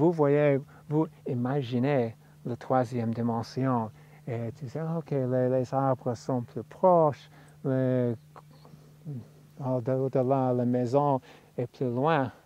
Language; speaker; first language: French; non-native, fluent; English